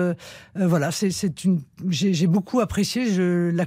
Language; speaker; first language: French; native; French